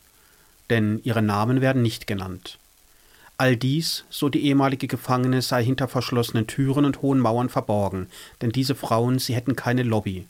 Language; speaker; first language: German; native; German